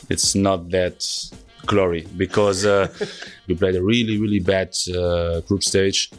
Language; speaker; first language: English; non-native, fluent; German